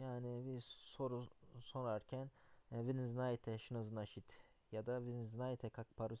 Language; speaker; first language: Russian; non-native, learner; Turkish